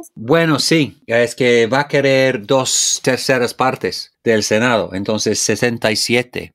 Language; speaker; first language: Spanish; non-native, fluent; English